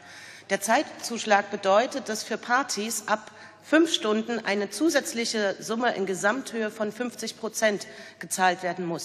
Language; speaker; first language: German; native; German